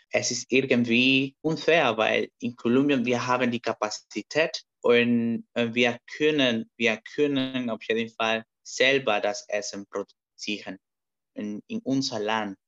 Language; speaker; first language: German; non-native, learner; Spanish